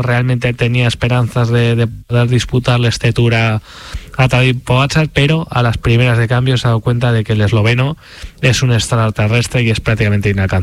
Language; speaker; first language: Spanish; native; Spanish